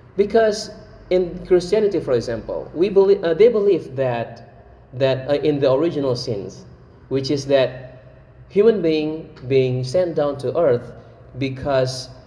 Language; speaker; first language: English; non-native, fluent; Achinese